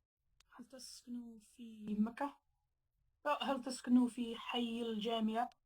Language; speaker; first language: Arabic; non-native, learner; English